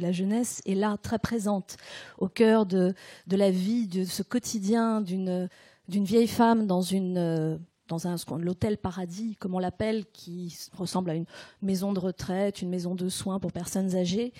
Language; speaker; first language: French; native; French